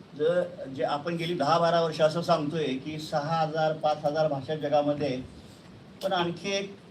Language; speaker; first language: Marathi; native; Marathi